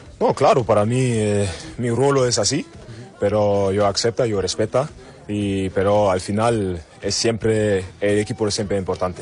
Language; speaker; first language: Spanish; non-native, learner; German